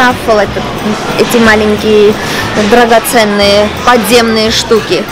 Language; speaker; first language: Russian; non-native, local second language; Armenian